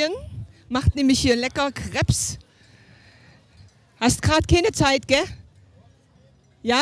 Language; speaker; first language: German; native; German